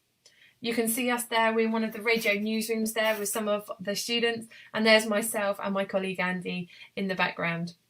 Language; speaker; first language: English; native; English